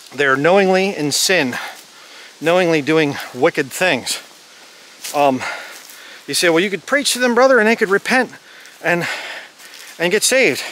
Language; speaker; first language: English; native; English